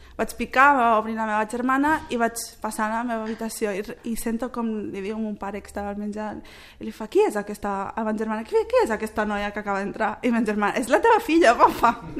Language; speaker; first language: Catalan; early bilingual, other home language; Arabic